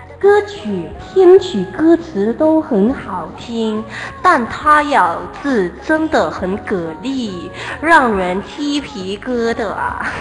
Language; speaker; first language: Chinese; native; Chinese